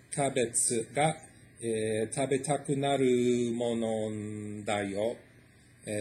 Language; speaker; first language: Japanese; non-native, fluent; English